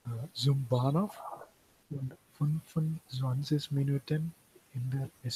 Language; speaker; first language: German; non-native, learner; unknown